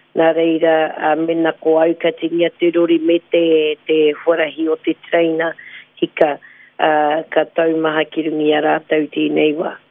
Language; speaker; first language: Māori; non-native, local second language; English